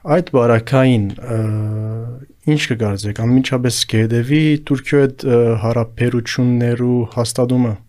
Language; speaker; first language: Armenian; native; Armenian